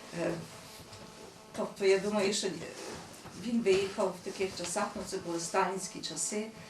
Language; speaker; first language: Ukrainian; early bilingual, heritage; Ukrainian